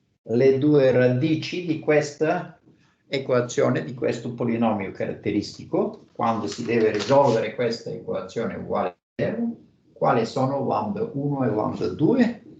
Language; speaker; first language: Italian; non-native, fluent; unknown